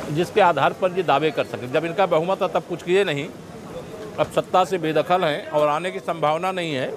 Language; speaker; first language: Hindi; native; Hindi